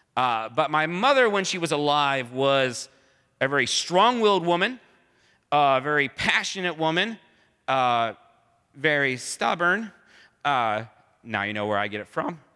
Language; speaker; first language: English; native; English